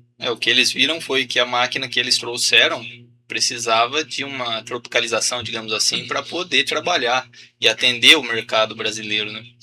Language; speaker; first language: Portuguese; native; Portuguese